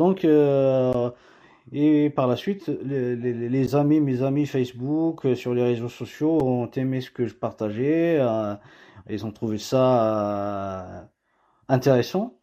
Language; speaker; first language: French; non-native, local second language; Kabyle